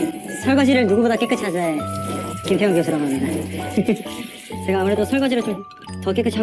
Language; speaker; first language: Korean; native; Korean